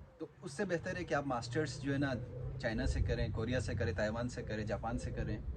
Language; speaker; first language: Urdu; non-native, local second language; Balti